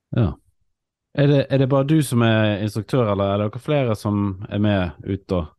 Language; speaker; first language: Norwegian; native; Norwegian